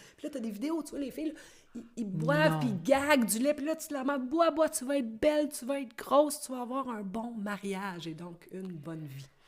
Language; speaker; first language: French; native; French